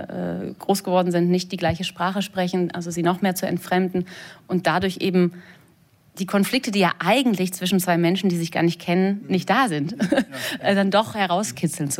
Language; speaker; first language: German; native; German